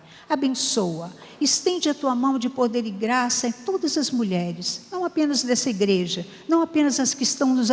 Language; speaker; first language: Portuguese; native; Portuguese